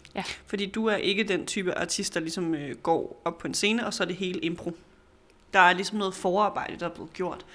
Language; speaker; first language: Danish; native; Danish